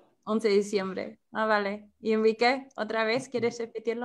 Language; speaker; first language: Spanish; non-native, fluent; English